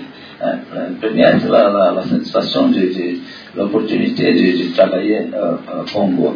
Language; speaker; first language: French; non-native, learner; Portuguese